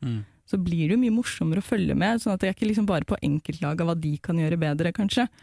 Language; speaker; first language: Norwegian; native; Norwegian